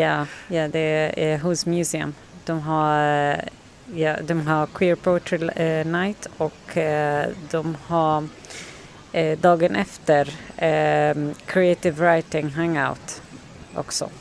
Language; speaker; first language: Swedish; non-native, learner; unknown